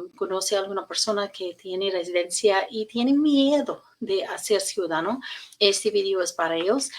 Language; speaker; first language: Spanish; non-native, learner; English